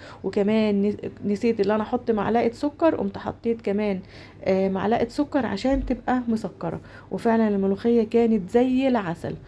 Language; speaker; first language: Arabic; native; Arabic